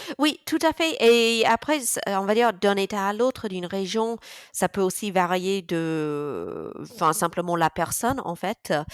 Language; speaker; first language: French; non-native, fluent; English